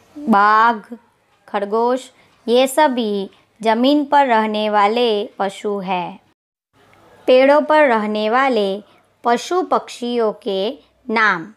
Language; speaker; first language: Hindi; non-native, local second language; Gujarati